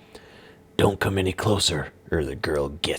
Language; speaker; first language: English; native; English